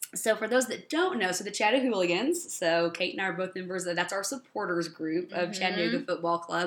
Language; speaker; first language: English; native; English